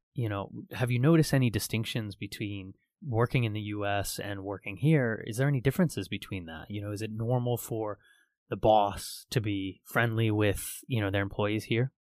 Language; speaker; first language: English; native; English